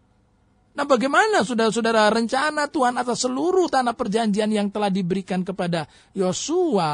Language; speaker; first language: Indonesian; native; Indonesian